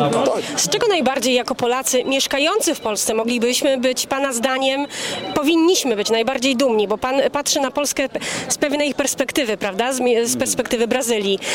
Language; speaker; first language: Polish; native; Polish